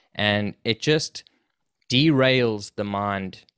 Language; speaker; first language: English; native; English